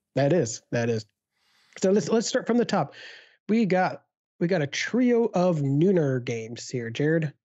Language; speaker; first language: English; native; English